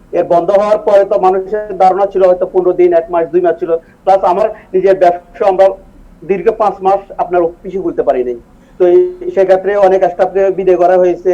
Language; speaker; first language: Bangla; native; Bangla